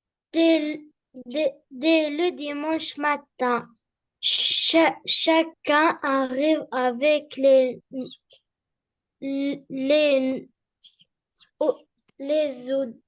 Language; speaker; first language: French; non-native, learner; Arabic